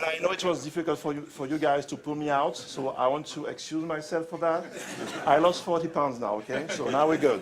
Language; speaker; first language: English; non-native, fluent; French